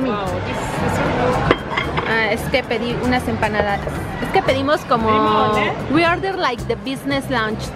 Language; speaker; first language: Spanish; native; Spanish